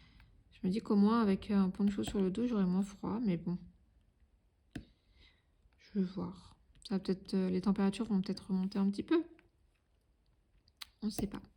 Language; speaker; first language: French; native; French